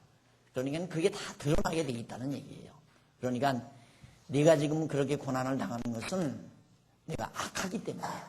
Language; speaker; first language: Korean; native; Korean